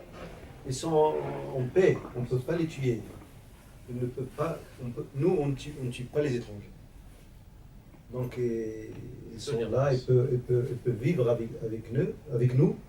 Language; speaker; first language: French; non-native, local second language; Riffian